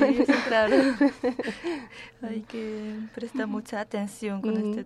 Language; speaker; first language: Spanish; non-native, fluent; Chinese